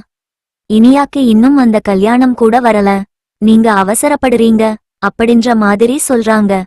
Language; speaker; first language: Tamil; native; Tamil